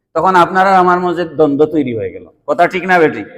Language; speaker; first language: Bangla; native; Bangla